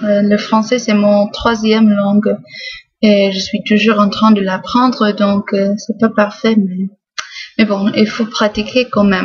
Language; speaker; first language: French; non-native, fluent; English